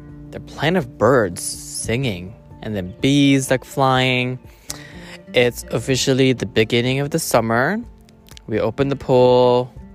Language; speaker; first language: English; non-native, local second language; Filipino